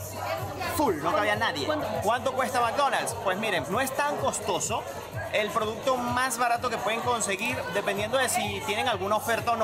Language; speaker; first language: Spanish; native; Spanish